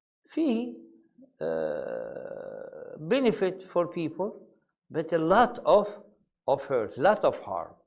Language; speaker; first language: English; non-native, fluent; Arabic